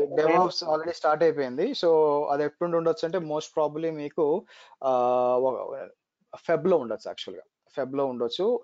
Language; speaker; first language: Telugu; native; Telugu